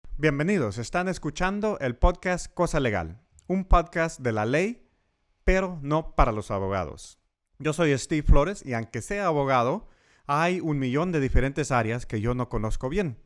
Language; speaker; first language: Spanish; early bilingual, heritage; English